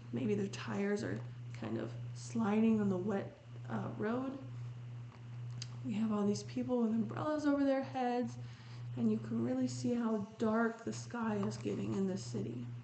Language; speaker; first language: English; native; English